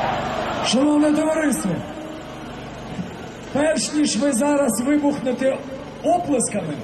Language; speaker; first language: Ukrainian; native; Ukrainian